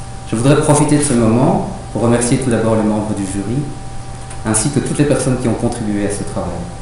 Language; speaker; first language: French; native; French